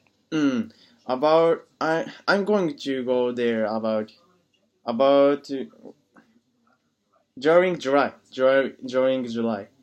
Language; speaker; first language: English; non-native, learner; Japanese